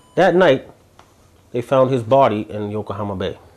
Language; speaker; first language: English; native; English